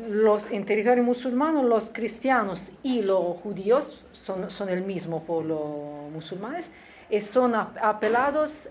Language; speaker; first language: Spanish; non-native, learner; Italian